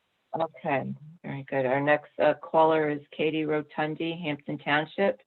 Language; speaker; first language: English; native; English